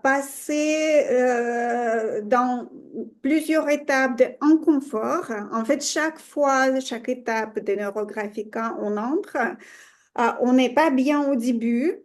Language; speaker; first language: French; non-native, fluent; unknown